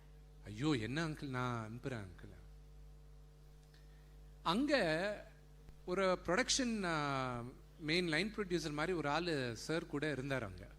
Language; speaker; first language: Tamil; non-native, local second language; Telugu